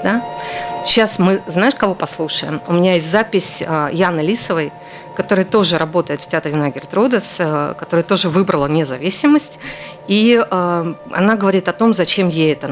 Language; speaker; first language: Russian; native; Russian